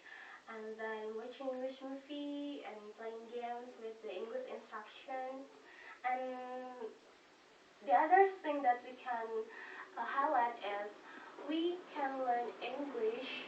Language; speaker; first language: English; non-native, fluent; Indonesian